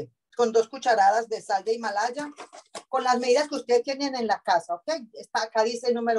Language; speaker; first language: Spanish; native; Spanish